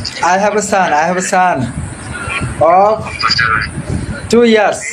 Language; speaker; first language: English; non-native, learner; Bangla